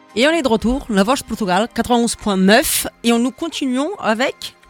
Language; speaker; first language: Portuguese; early bilingual, heritage; Portuguese